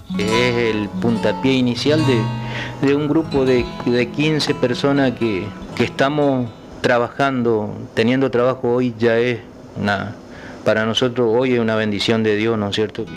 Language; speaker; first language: Spanish; native; Spanish